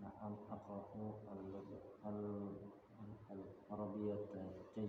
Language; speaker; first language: Arabic; non-native, learner; Indonesian